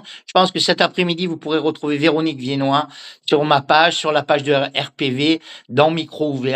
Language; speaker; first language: French; native; French